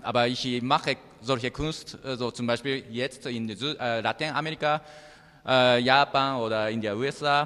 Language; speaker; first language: German; non-native, learner; Japanese